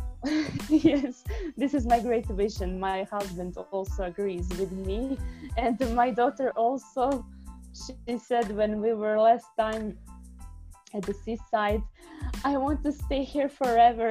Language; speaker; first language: English; non-native, fluent; Croatian